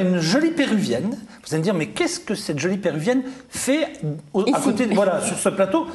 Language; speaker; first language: French; native; French